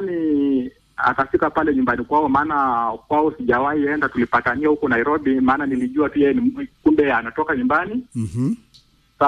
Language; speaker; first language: Swahili; non-native, local second language; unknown